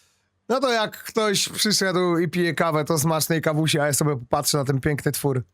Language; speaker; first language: Polish; native; Polish